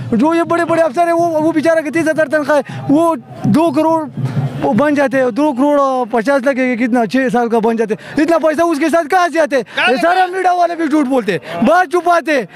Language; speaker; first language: Urdu; non-native, local second language; Pashto